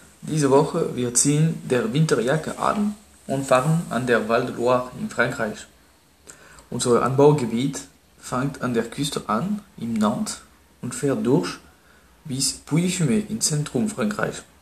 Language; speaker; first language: German; non-native, learner; Spanish